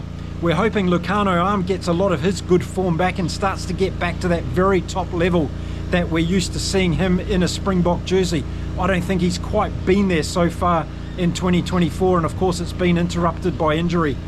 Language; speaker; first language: English; native; English